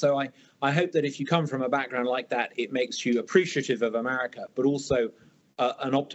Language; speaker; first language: English; native; English